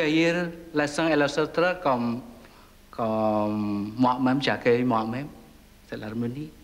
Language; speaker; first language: French; non-native, fluent; Javanese